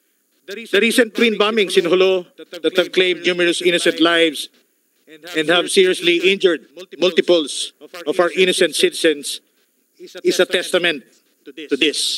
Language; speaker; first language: English; non-native, local second language; Filipino